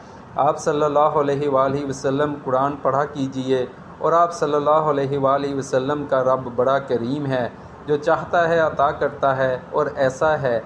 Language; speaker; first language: Urdu; native; Urdu